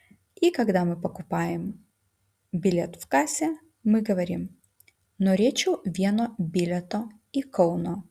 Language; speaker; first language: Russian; non-native, fluent; Lithuanian